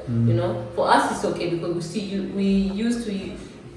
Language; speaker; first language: English; non-native, local second language; Swahili